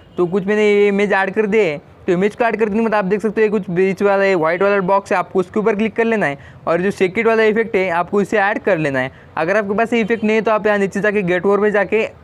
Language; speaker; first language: Hindi; non-native, local second language; Marathi